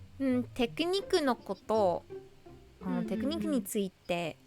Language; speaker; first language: Japanese; non-native, learner; English